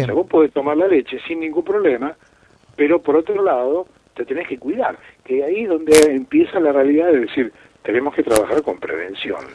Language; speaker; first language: Spanish; native; Spanish